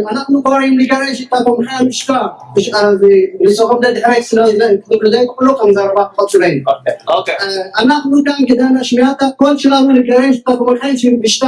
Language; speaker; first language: Hebrew; non-native, fluent; Tigrinya